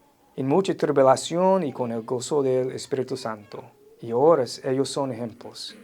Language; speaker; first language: Spanish; non-native, fluent; English